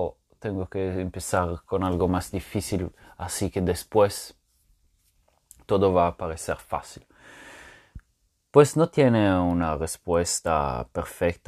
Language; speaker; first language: Spanish; non-native, fluent; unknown